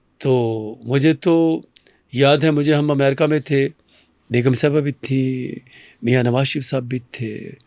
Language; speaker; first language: Urdu; native; Urdu